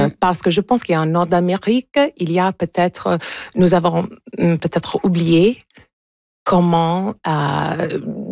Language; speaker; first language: French; early bilingual, heritage; English